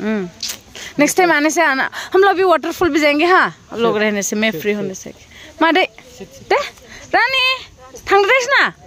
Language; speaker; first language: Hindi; non-native, local second language; Bodo